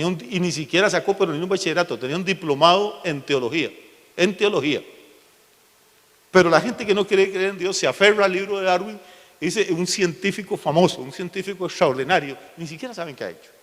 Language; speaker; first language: Spanish; native; Spanish